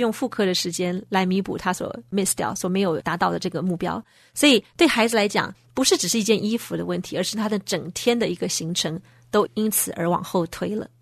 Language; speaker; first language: Chinese; native; Chinese